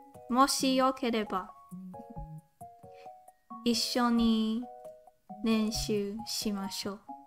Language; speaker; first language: Japanese; non-native, learner; Cantonese